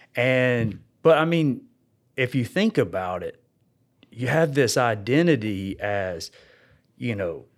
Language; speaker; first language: English; native; English